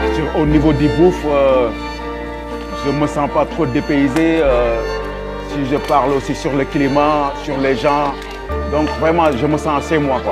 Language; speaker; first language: French; non-native, local second language; Wolof